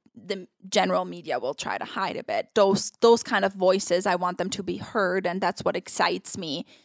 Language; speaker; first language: English; non-native, fluent; Italian